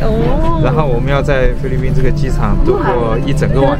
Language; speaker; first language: Chinese; native; Chinese